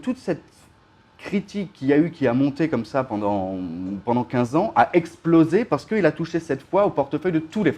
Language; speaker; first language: French; native; French